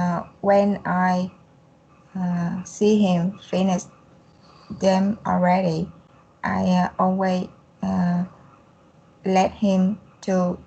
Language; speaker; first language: English; non-native, learner; Vietnamese